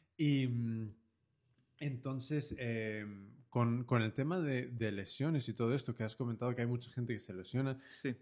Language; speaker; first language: Spanish; native; Spanish